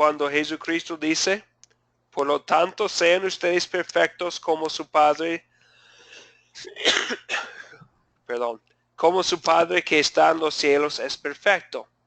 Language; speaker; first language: Spanish; non-native, fluent; English